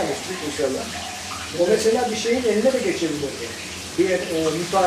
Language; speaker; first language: Turkish; native; Turkish